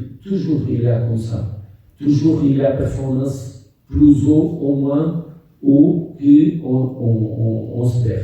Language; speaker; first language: French; non-native, fluent; Portuguese